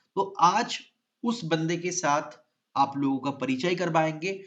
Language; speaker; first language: Hindi; non-native, local second language; Bangla